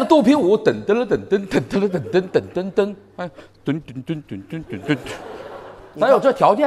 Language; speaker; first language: Chinese; native; Chinese